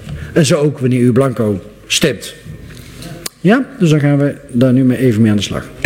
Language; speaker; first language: Dutch; native; Dutch